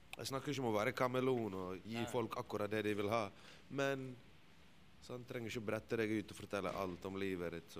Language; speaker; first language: Norwegian; early bilingual, other home language; Bosnian